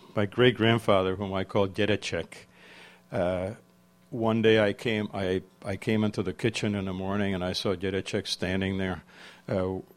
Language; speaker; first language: English; early bilingual, other home language; Czech